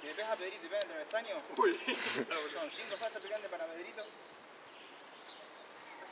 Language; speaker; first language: Spanish; native; Spanish